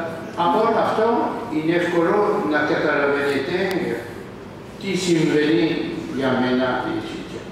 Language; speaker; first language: Greek; non-native, learner; French